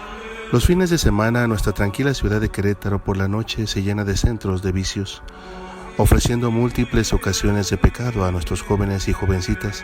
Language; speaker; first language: Spanish; native; Spanish